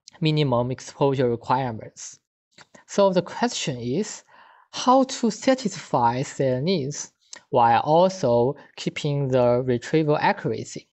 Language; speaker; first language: English; non-native, fluent; Chinese